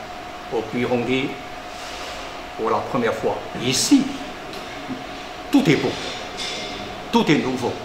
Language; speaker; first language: French; non-native, fluent; Chinese